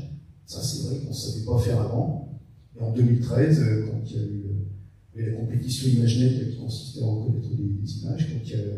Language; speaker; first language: French; native; French